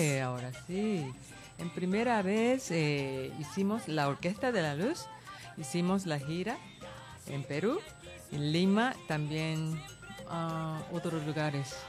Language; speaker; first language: Spanish; non-native, learner; Japanese